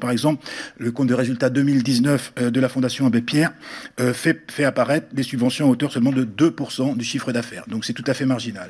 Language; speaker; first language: French; native; French